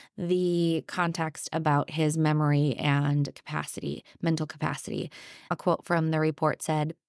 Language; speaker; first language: English; native; English